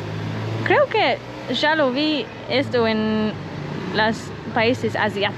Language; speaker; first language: Spanish; non-native, learner; English